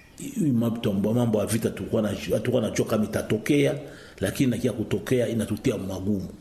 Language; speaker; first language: Swahili; non-native, local second language; Nande